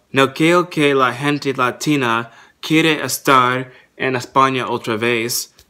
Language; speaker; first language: Spanish; non-native, learner; English